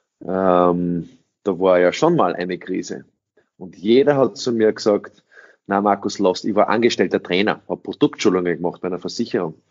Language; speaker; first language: German; early bilingual, other home language; English